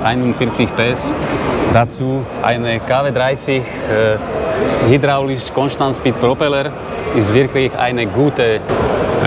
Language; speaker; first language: German; non-native, learner; Slovak